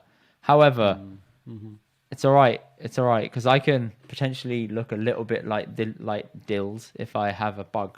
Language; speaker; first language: English; early bilingual, other home language; Punjabi